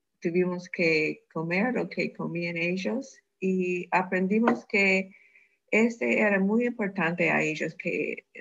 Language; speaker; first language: Spanish; non-native, fluent; English